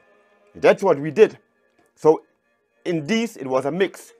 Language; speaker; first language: English; non-native, fluent; German